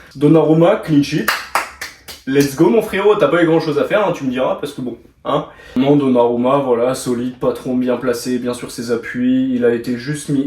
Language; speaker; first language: French; native; French